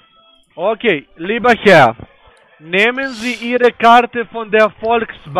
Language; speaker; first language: German; non-native, learner; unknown